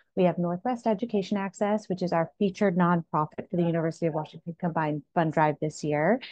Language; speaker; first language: English; native; English